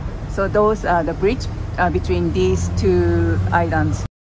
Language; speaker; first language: English; non-native, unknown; Japanese